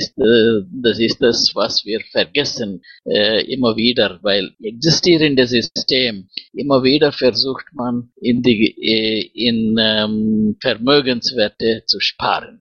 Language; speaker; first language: German; non-native, fluent; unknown